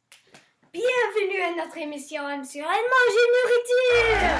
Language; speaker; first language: French; non-native, learner; English